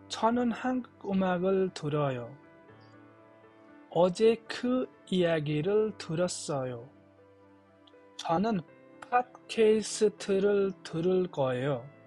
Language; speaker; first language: Korean; non-native, fluent; Nepali